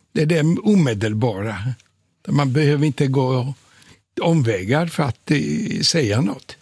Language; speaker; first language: Swedish; non-native, fluent; Polish